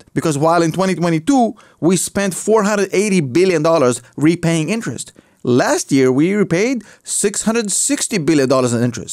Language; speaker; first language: English; native; English